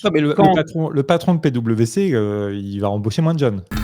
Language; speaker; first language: French; native; French